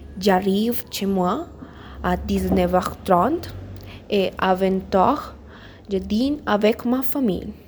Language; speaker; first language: French; non-native, learner; Spanish